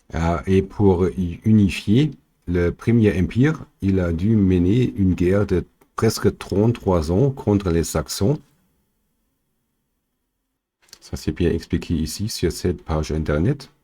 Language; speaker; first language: French; non-native, fluent; German